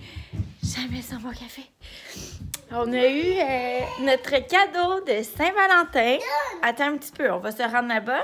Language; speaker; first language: French; native; French